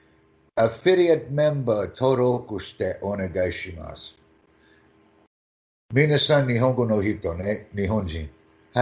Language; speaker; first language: Japanese; non-native, learner; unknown